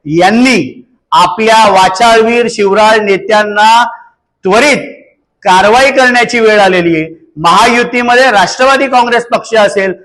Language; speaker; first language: Marathi; native; Marathi